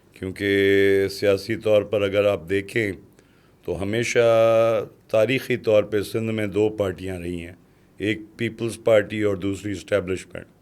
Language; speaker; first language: Urdu; non-native, local second language; Sindhi